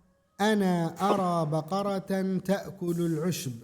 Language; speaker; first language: Arabic; non-native, fluent; Indonesian